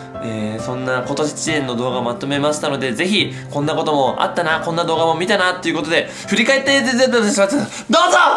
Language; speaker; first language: Japanese; native; Japanese